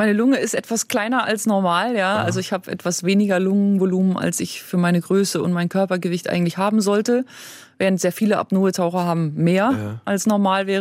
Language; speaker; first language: German; native; German